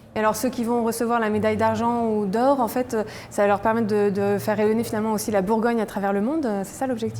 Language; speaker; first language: French; native; French